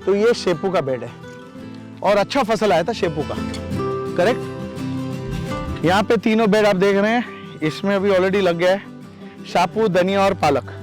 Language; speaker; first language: Hindi; non-native, local second language; Marathi